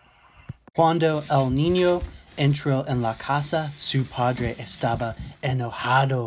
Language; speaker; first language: Spanish; non-native, learner; English